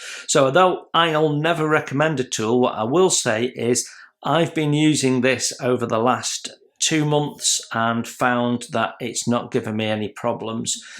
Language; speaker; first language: English; native; English